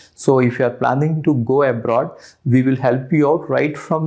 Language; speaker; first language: English; non-native, local second language; Telugu